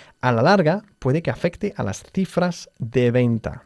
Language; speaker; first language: Spanish; non-native, fluent; English